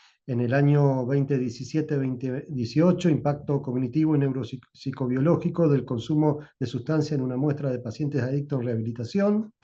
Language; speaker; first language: Spanish; native; Spanish